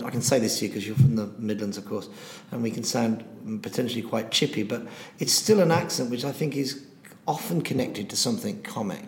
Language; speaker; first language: English; native; English